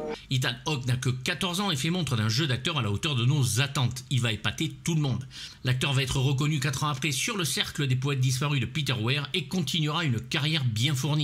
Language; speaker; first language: French; native; French